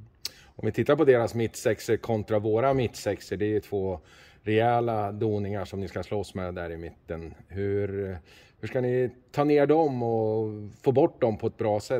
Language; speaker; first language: Swedish; native; Swedish